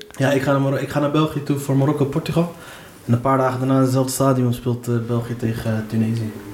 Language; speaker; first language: Dutch; early bilingual, other home language; Arabic